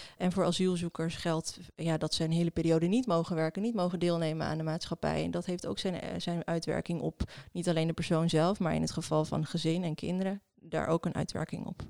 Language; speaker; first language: Dutch; early bilingual, other home language; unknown